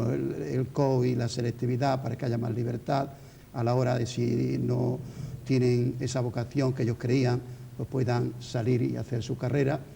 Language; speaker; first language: Spanish; native; Spanish